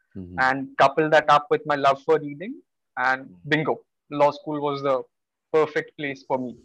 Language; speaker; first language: English; non-native, local second language; Odia